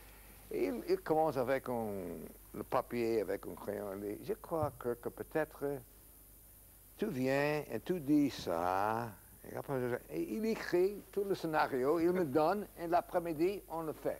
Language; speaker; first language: French; non-native, learner; English